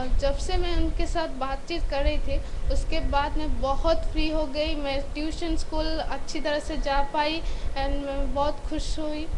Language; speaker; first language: Hindi; non-native, local second language; Odia